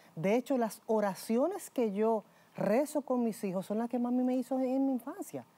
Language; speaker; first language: Spanish; native; Spanish